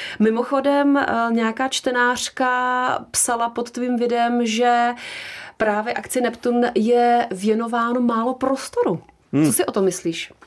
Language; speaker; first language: Czech; native; Czech